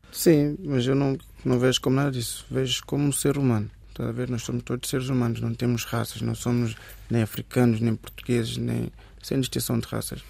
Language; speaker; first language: Portuguese; early bilingual, other home language; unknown